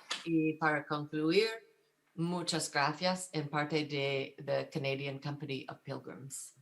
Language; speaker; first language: Spanish; non-native, fluent; English